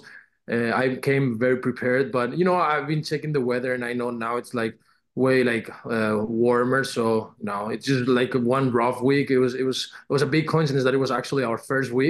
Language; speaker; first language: English; non-native, fluent; Spanish